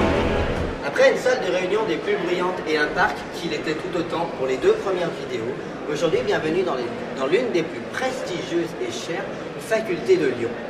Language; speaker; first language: French; native; French